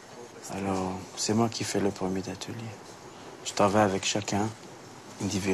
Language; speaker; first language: French; non-native, fluent; Hebrew